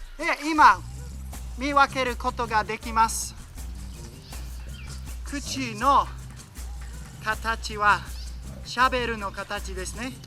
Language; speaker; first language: Japanese; non-native, learner; English